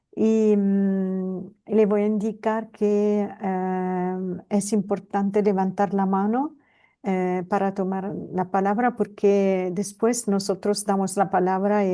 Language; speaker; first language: Spanish; non-native, fluent; Italian